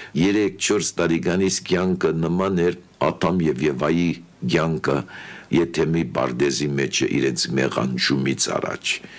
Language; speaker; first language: Armenian; early bilingual, heritage; Armenian